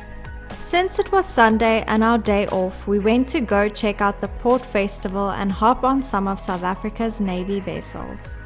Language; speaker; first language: English; native; English